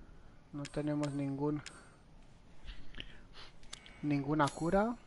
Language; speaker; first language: Spanish; native; Spanish